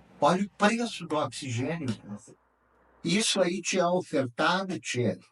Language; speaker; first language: Portuguese; native; Portuguese